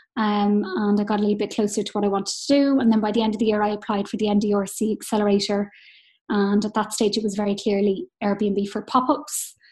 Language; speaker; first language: English; native; English